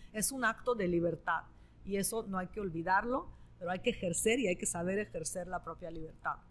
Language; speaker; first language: Spanish; non-native, fluent; Italian